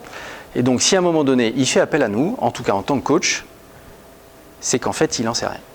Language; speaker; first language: French; native; French